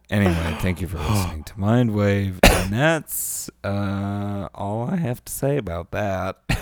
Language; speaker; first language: English; early bilingual, other home language; Spanish